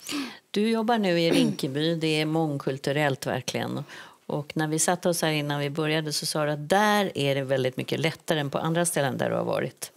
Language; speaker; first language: Swedish; native; Swedish